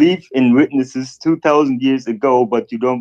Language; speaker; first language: English; non-native, fluent; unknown